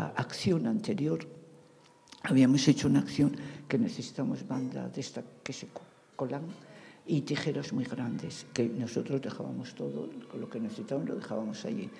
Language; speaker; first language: Spanish; native; Spanish